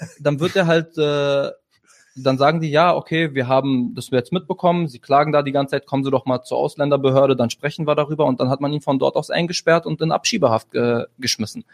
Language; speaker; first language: German; early bilingual, other home language; Arabic